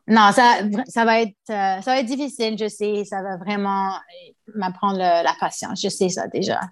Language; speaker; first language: French; non-native, local second language; English